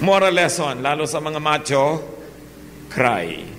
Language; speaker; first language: Filipino; native; Filipino